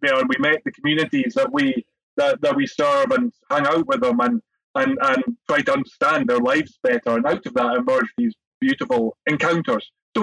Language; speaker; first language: English; native; English